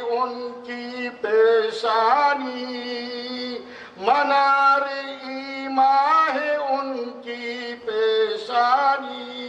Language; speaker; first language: Urdu; non-native, fluent; Bangla